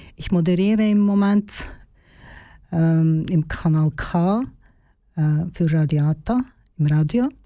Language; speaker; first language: German; non-native, learner; Turkish